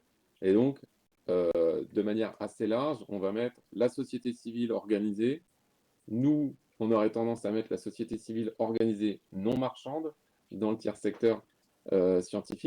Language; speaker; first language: French; native; French